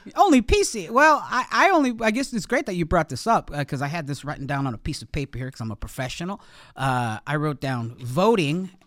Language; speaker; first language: English; native; English